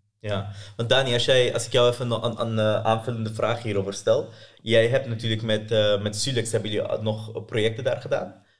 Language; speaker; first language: Dutch; early bilingual, other home language; Persian